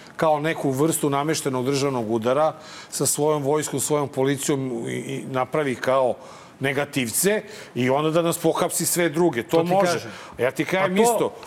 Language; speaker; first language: Serbian; native; Serbian